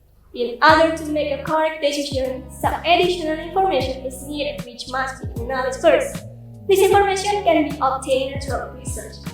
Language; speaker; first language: English; non-native, learner; Indonesian